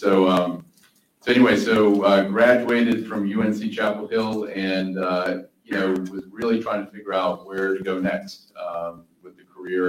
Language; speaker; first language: English; native; English